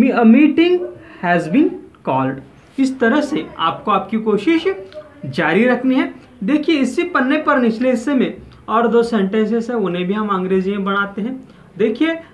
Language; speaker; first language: Hindi; non-native, local second language; Marathi